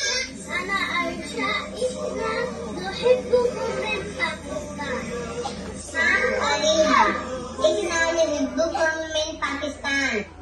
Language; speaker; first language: Arabic; non-native, learner; Urdu